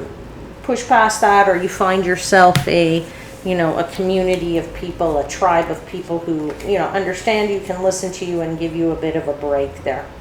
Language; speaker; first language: English; native; English